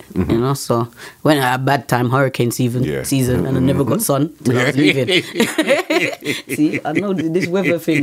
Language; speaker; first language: English; native; English